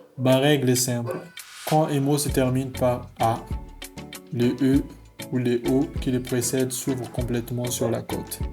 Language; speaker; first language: French; non-native, local second language; Malagasy